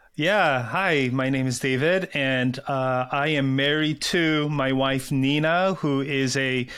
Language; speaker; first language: English; early bilingual, other home language; Korean